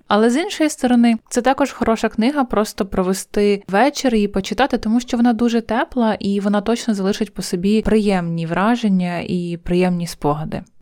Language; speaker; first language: Ukrainian; native; Ukrainian